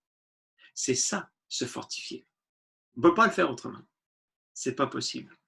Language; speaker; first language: French; native; French